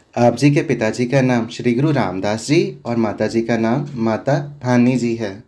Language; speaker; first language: Hindi; non-native, local second language; Punjabi